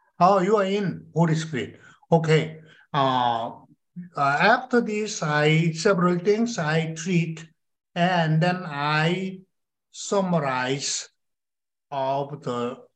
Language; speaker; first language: English; non-native, learner; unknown